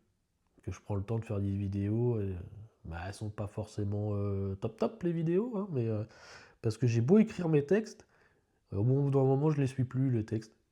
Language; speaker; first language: French; native; French